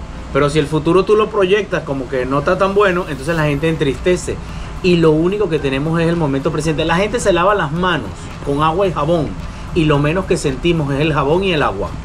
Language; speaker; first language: Spanish; native; Spanish